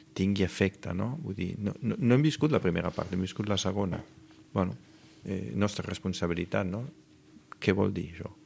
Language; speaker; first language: Catalan; non-native, fluent; Italian